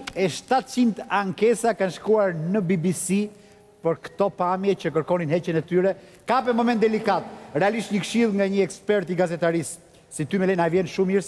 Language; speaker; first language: Albanian; native; Albanian